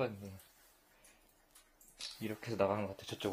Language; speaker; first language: Korean; native; Korean